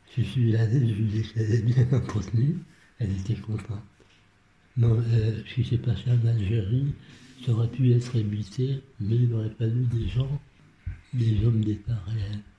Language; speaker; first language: French; non-native, local second language; Arabic